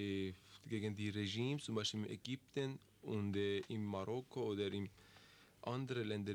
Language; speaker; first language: German; non-native, learner; Persian